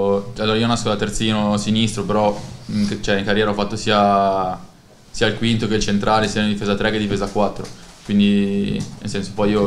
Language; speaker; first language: Italian; native; Italian